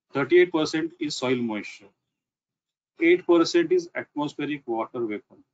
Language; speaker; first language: English; non-native, local second language; Marathi